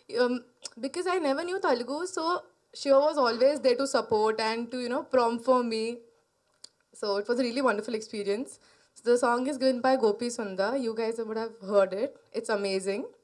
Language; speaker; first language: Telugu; non-native, learner; Malayalam